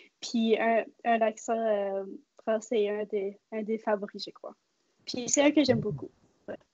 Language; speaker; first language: French; native; French